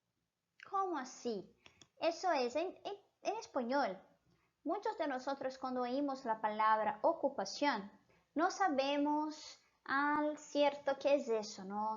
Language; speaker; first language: Spanish; non-native, fluent; Portuguese